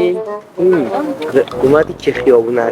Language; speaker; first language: Persian; native; Persian